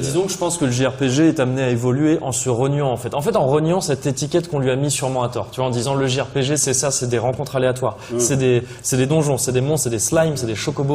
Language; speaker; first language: French; native; French